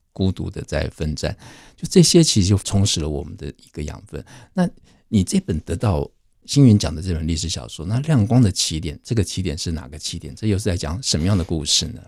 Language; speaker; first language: Chinese; native; Chinese